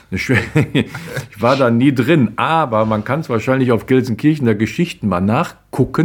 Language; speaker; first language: German; native; German